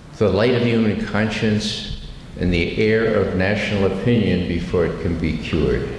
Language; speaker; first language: English; native; English